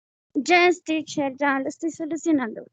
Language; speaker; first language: Spanish; native; Spanish